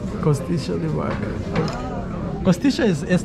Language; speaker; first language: Spanish; non-native, learner; English